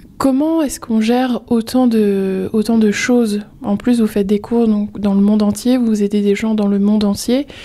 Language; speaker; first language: French; native; French